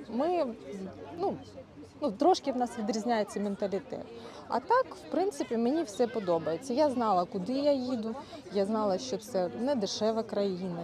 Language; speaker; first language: Ukrainian; native; Ukrainian